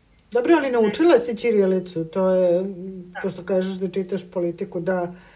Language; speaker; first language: Serbian; native; Serbian